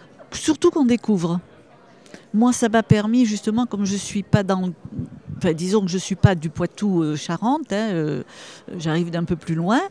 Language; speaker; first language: French; native; French